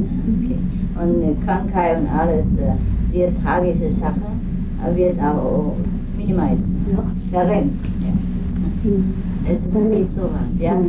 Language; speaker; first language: German; non-native, learner; Vietnamese